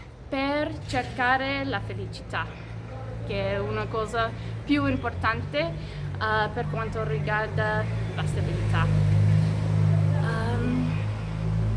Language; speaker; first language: Italian; non-native, fluent; English